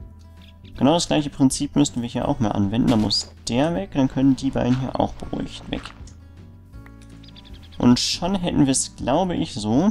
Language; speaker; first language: German; native; German